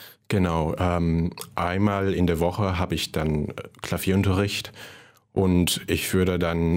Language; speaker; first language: German; non-native, fluent; Cantonese